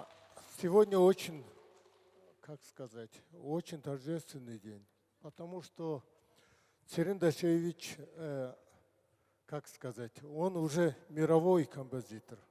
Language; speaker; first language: Russian; non-native, learner; Mongolian